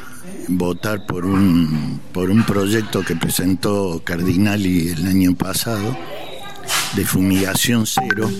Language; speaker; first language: Spanish; native; Spanish